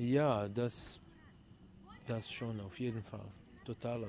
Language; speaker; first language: German; non-native, fluent; Serbian